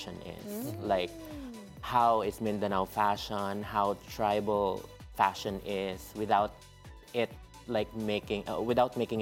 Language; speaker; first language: English; non-native, local second language; Cebuano